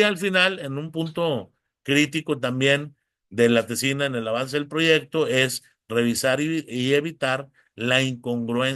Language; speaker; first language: Spanish; native; Spanish